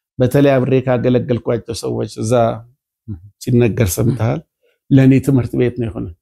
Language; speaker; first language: Amharic; native; Amharic